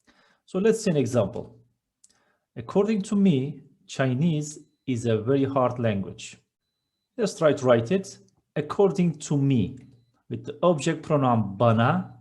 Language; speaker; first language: English; non-native, fluent; Turkish